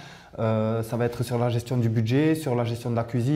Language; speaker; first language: French; native; French